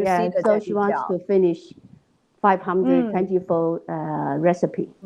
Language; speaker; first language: English; non-native, learner; Chinese